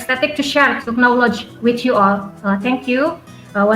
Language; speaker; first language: English; non-native, learner; Indonesian